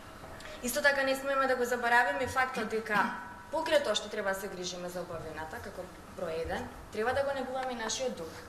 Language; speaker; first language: Macedonian; native; Macedonian